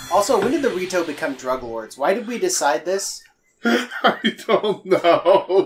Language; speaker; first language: English; native; English